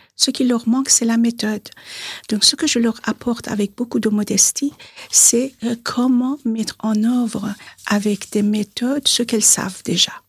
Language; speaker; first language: French; non-native, fluent; Persian